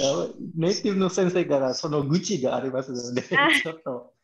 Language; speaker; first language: Japanese; non-native, fluent; Indonesian